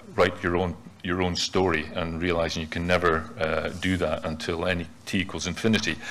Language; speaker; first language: English; native; English